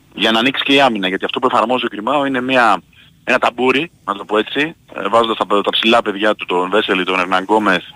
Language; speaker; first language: Greek; native; Greek